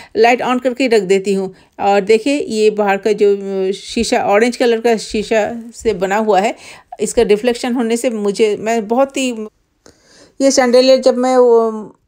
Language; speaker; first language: Hindi; non-native, local second language; Bangla